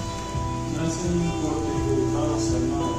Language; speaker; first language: Filipino; native; Filipino